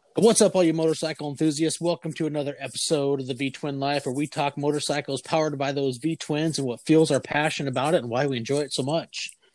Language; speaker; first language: English; native; English